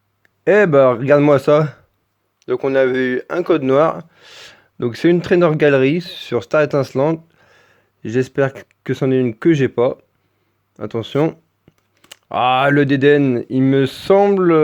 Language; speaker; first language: French; native; French